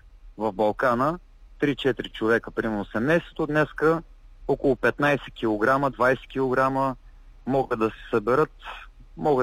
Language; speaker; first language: Bulgarian; native; Bulgarian